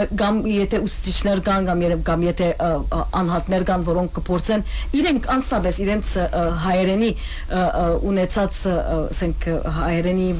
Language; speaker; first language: Armenian; native; Armenian